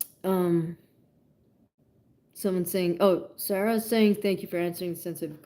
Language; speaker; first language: English; native; English